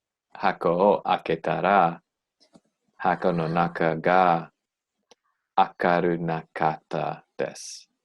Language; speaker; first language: Japanese; non-native, learner; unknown